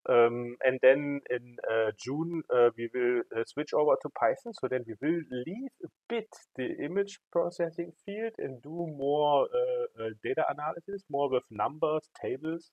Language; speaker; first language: English; non-native, fluent; German